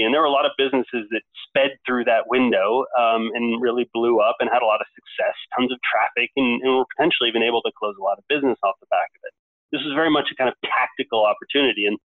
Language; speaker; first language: English; native; English